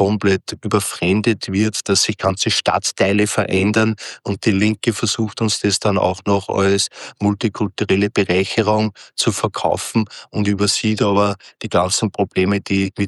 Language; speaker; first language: German; native; German